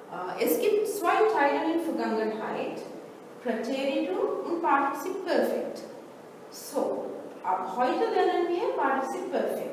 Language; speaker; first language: German; non-native, fluent; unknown